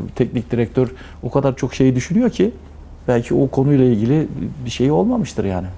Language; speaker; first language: Turkish; native; Turkish